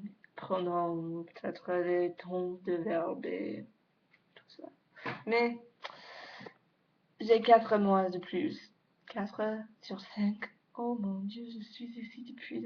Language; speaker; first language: French; non-native, learner; English